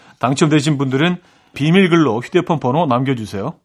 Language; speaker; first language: Korean; native; Korean